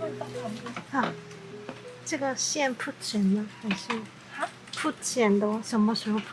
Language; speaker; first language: Chinese; non-native, learner; Korean